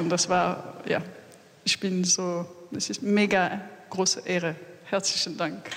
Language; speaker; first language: German; non-native, learner; French